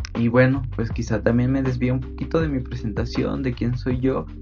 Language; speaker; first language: Spanish; native; Spanish